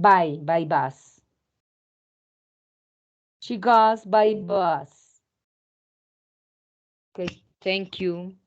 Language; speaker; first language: English; non-native, fluent; Spanish